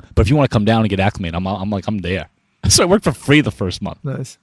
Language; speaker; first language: English; native; English